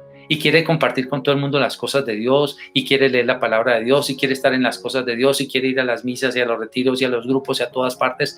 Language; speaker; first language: Spanish; native; Spanish